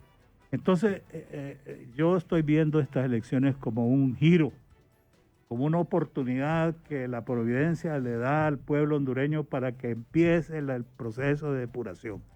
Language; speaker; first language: Spanish; native; Spanish